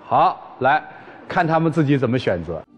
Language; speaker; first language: Chinese; native; Chinese